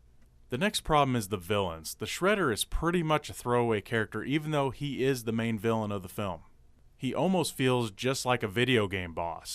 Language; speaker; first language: English; native; English